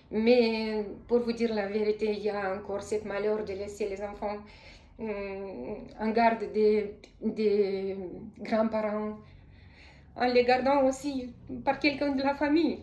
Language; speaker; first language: French; non-native, fluent; Romanian